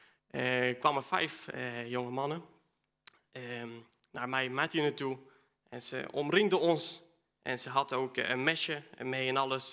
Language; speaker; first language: Dutch; non-native, fluent; Spanish